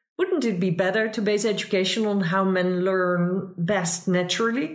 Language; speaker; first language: English; non-native, fluent; Dutch